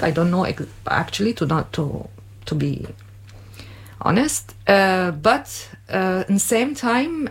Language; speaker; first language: English; non-native, learner; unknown